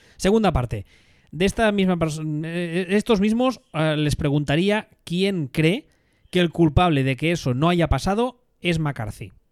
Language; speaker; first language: Spanish; native; Spanish